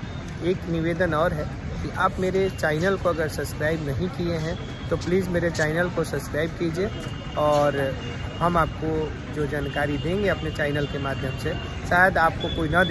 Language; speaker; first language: Hindi; native; Hindi